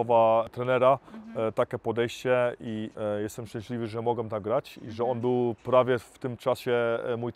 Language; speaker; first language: Polish; early bilingual, heritage; Polish